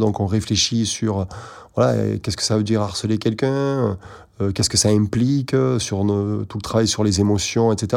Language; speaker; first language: French; native; French